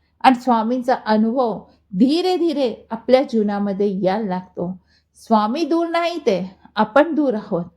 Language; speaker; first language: Marathi; non-native, local second language; Hindi